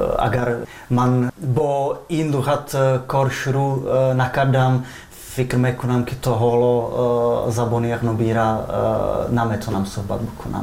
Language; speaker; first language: Persian; non-native, fluent; Czech